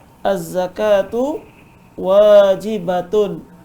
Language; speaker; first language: Arabic; non-native, fluent; Indonesian